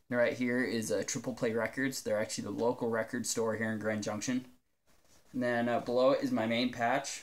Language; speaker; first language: English; native; English